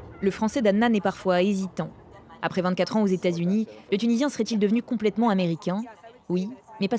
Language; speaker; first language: French; native; French